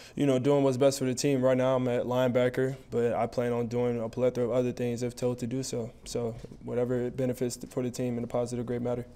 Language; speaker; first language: English; native; English